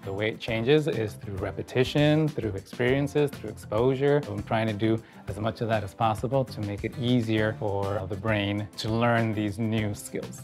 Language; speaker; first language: English; early bilingual, other home language; Spanish